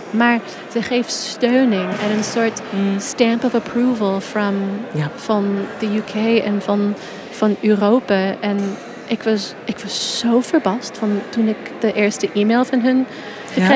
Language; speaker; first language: Dutch; non-native, fluent; English